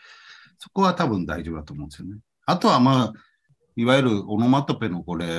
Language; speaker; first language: Japanese; native; Japanese